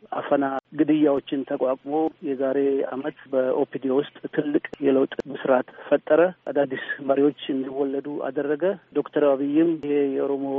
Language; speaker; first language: Amharic; non-native, local second language; Oromo